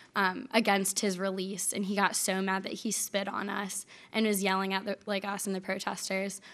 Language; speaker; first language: English; native; English